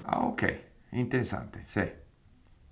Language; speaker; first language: Italian; non-native, fluent; English